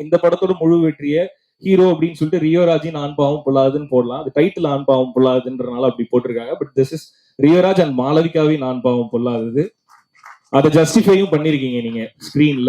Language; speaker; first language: Tamil; native; Tamil